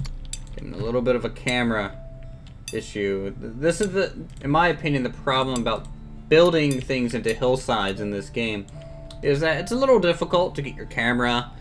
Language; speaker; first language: English; native; English